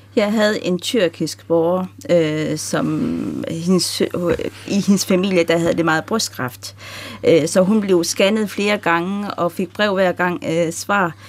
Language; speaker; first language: Danish; native; Danish